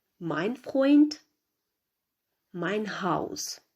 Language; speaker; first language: German; non-native, fluent; Ukrainian